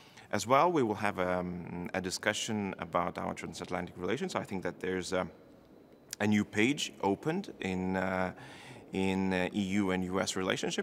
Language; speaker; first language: English; non-native, fluent; Lithuanian